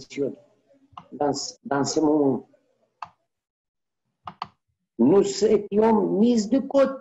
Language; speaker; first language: French; non-native, learner; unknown